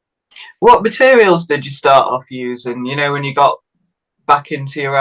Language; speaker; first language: English; native; English